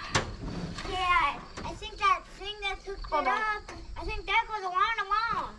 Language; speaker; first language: English; native; English